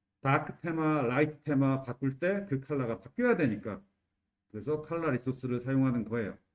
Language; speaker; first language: Korean; native; Korean